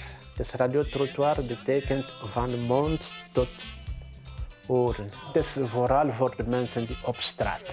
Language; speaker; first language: Dutch; non-native, fluent; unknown